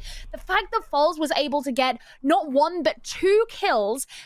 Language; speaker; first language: English; native; English